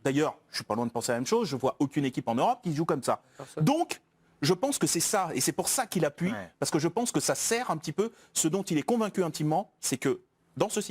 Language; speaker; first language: French; native; French